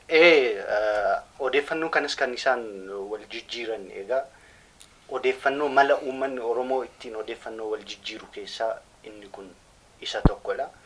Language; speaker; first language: Oromo; native; Oromo